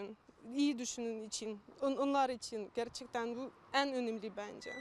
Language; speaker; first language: Turkish; non-native, learner; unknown